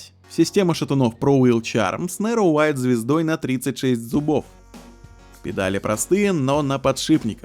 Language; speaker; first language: Russian; native; Russian